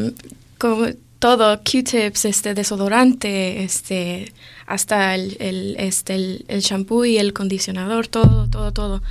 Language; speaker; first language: Spanish; early bilingual, other home language; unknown